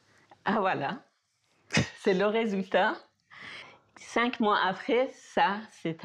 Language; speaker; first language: French; non-native, fluent; Persian